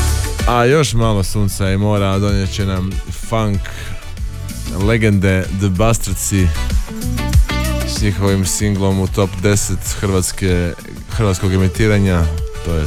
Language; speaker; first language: Serbian; native; Serbian